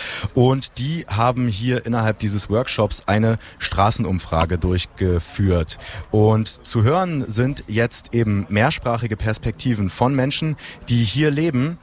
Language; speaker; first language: German; native; German